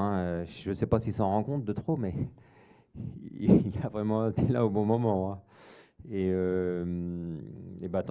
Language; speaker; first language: French; native; French